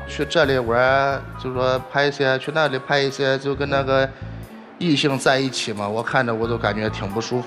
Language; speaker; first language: Chinese; native; Chinese